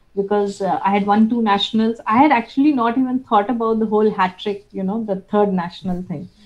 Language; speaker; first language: English; non-native, local second language; Bangla